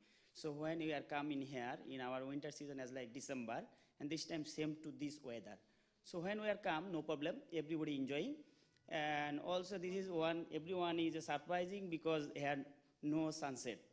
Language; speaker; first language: English; non-native, local second language; Bangla